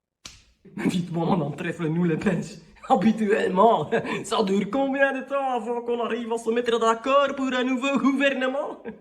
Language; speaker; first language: French; native; French